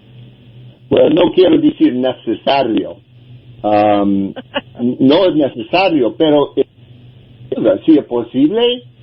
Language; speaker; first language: Spanish; non-native, learner; English